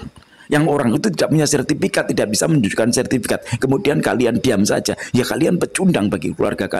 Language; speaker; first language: Indonesian; non-native, local second language; Javanese